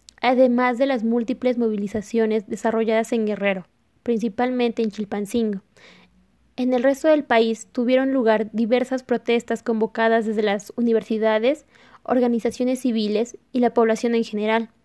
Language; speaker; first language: Spanish; native; Spanish